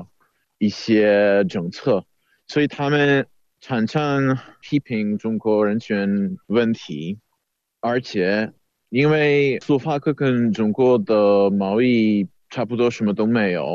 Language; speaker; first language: Chinese; non-native, fluent; Czech